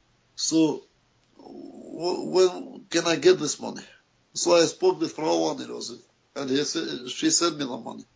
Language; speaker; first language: English; non-native, learner; Albanian